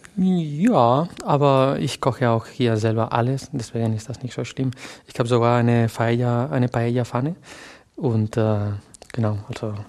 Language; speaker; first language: German; non-native, fluent; Catalan